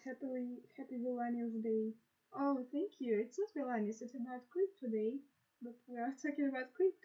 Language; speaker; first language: English; non-native, learner; Russian